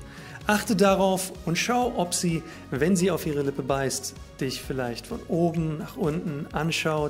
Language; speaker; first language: German; native; German